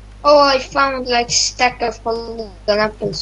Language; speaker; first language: English; non-native, learner; Estonian